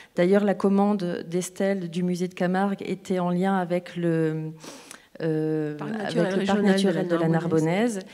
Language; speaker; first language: French; native; French